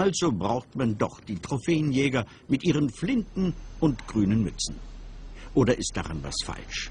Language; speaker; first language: German; native; German